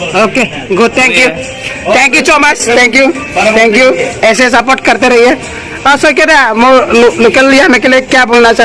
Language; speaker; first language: Hindi; non-native, local second language; Assamese